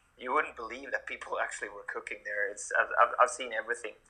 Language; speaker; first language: English; non-native, fluent; Norwegian